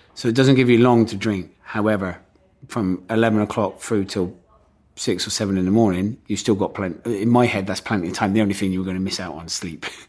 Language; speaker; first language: English; native; English